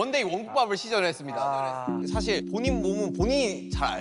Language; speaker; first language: Korean; native; Korean